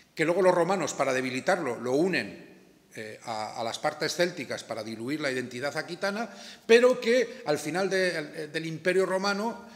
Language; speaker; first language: Spanish; native; Spanish